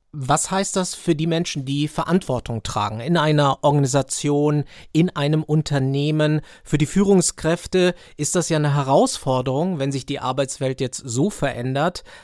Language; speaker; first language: German; native; German